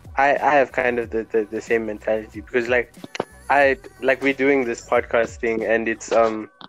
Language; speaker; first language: English; native; English